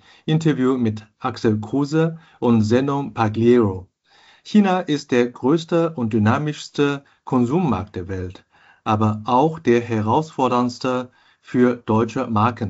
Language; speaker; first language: German; non-native, fluent; Chinese